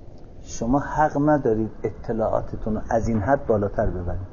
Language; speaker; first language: Persian; native; Persian